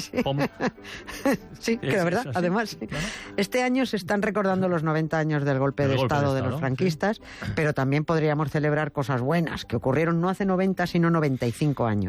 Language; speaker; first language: Spanish; native; Spanish